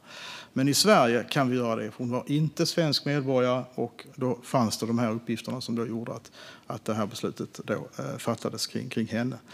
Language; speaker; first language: Swedish; native; Swedish